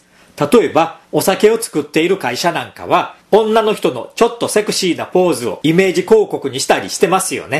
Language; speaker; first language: Japanese; native; Japanese